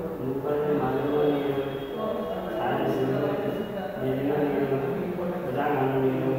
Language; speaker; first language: Korean; non-native, learner; Nepali